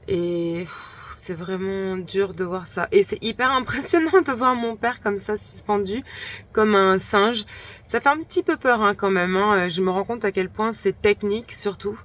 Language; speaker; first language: French; native; French